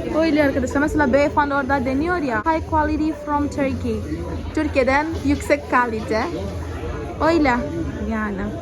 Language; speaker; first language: Turkish; non-native, fluent; Portuguese